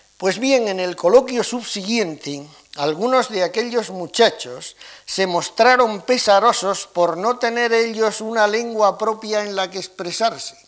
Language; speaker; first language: Spanish; native; Spanish